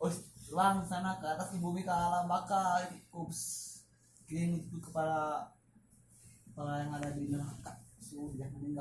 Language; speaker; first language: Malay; non-native, local second language; Sundanese